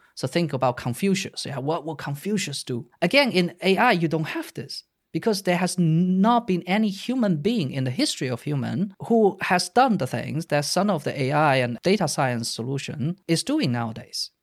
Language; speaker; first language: English; non-native, fluent; Chinese